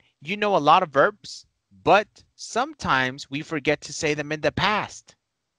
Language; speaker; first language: English; non-native, fluent; Spanish